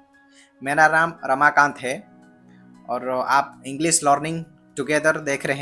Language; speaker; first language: Hindi; non-native, local second language; Odia